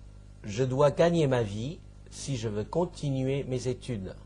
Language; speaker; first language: French; non-native, fluent; Chinese